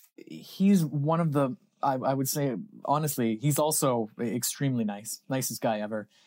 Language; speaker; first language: English; native; English